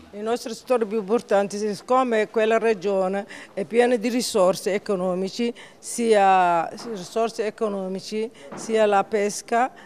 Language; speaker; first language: Italian; non-native, fluent; Somali